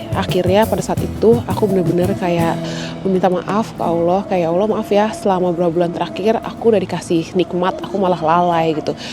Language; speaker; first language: Indonesian; native; Indonesian